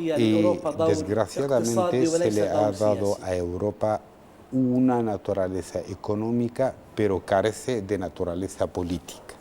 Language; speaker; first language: Spanish; non-native, fluent; Arabic